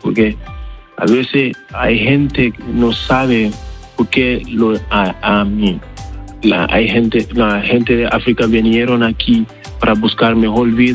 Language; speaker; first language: Spanish; non-native, learner; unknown